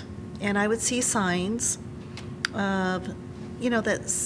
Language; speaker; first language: English; native; English